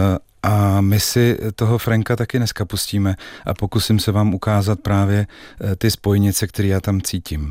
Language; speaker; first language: Czech; native; Czech